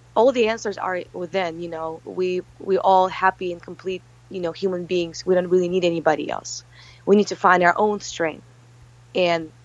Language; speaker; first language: English; early bilingual, other home language; Russian